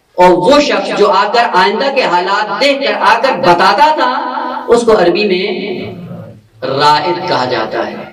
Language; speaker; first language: Urdu; non-native, local second language; Punjabi